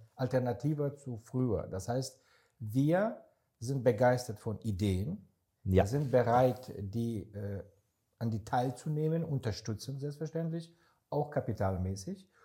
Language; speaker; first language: German; non-native, fluent; Hebrew